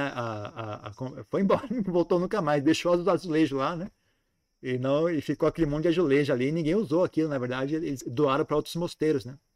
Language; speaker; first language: Portuguese; native; Portuguese